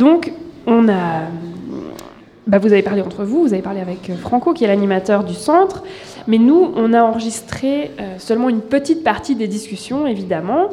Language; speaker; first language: French; native; French